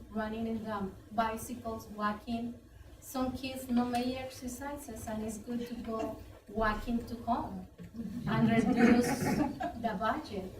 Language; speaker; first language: English; non-native, learner; Spanish